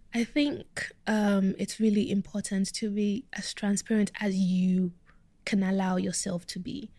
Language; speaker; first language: English; non-native, local second language; Yoruba